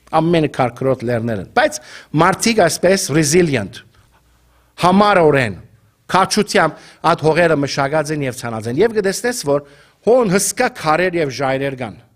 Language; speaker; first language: Armenian; native; Armenian